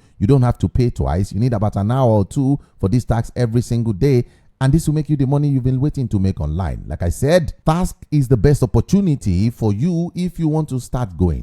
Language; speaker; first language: English; non-native, local second language; Yoruba